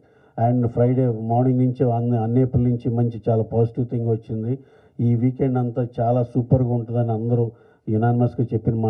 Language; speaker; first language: Telugu; native; Telugu